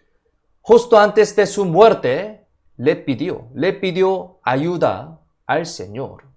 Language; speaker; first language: Spanish; non-native, fluent; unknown